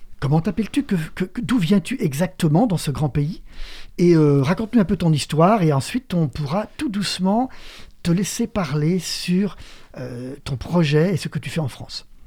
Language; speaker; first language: French; native; French